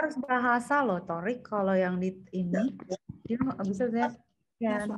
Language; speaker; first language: Indonesian; native; Indonesian